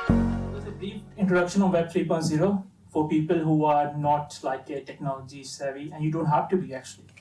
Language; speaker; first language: English; non-native, fluent; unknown